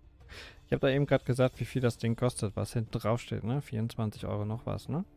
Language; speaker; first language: German; native; German